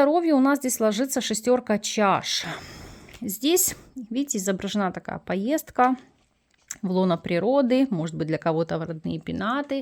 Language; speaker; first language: Russian; native; Russian